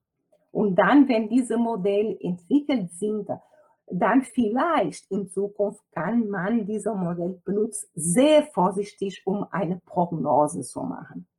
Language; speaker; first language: German; non-native, fluent; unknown